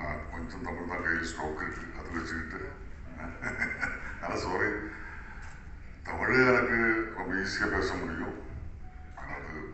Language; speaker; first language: Tamil; non-native, learner; Malayalam